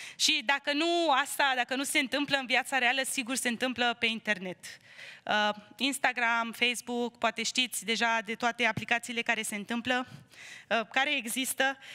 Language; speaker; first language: Romanian; native; Romanian